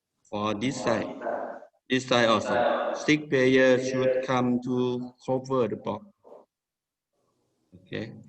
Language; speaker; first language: English; non-native, learner; Thai